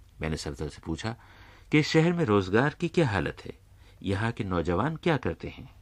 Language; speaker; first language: Urdu; native; Urdu